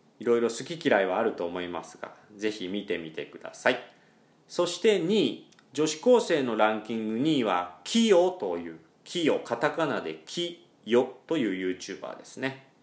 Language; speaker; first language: Japanese; native; Japanese